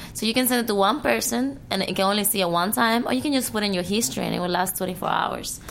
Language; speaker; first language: English; non-native, learner; Spanish